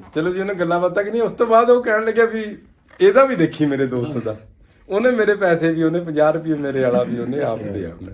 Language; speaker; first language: Punjabi; native; Punjabi